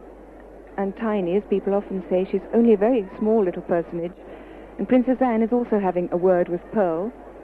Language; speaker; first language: English; native; English